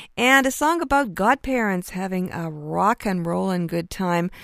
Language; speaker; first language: English; native; English